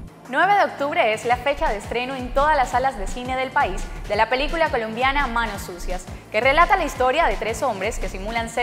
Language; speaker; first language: Spanish; native; Spanish